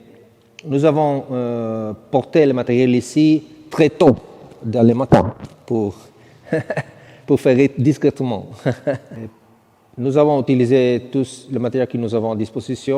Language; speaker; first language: French; non-native, fluent; Italian